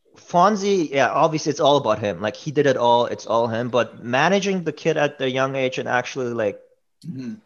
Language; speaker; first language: English; early bilingual, other home language; German